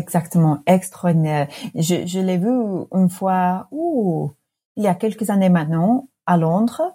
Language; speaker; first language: French; non-native, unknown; English